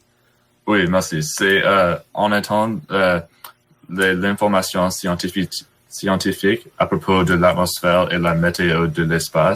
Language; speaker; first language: French; non-native, learner; English